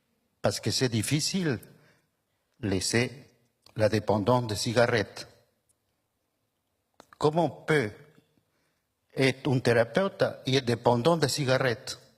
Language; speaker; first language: French; non-native, fluent; Spanish